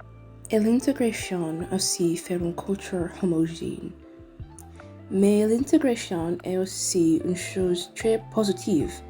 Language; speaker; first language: French; non-native, learner; English